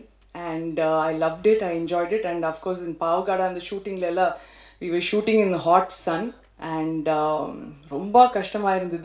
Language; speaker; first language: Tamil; non-native, fluent; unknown